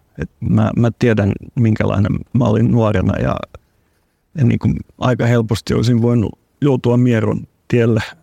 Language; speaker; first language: Finnish; non-native, local second language; Swedish